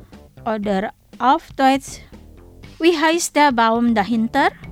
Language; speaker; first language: German; non-native, fluent; Indonesian